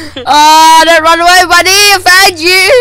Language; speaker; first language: English; native; English